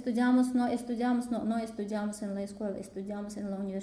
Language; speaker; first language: Spanish; non-native, learner; Russian